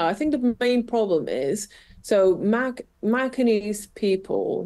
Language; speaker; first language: English; non-native, fluent; Portuguese